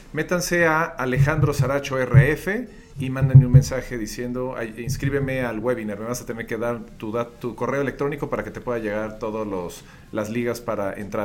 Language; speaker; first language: Spanish; native; Spanish